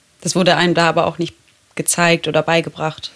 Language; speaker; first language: German; native; German